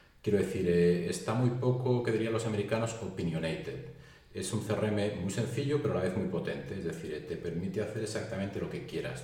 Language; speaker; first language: Spanish; native; Spanish